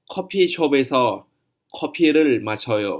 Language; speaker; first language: Korean; non-native, fluent; Thai